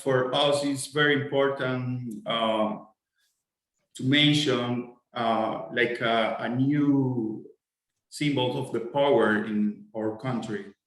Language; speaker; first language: English; non-native, fluent; Spanish